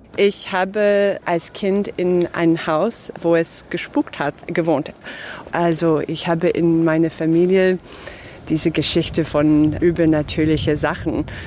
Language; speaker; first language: German; non-native, fluent; English